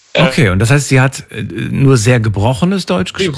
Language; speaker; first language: German; native; German